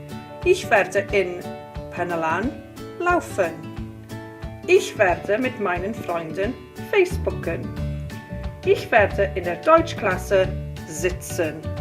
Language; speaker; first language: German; non-native, learner; Welsh